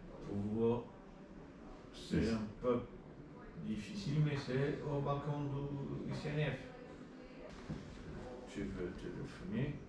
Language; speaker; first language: French; non-native, learner; Portuguese